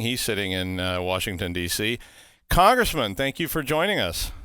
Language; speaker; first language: English; native; English